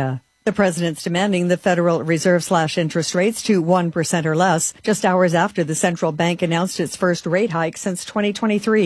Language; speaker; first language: English; native; English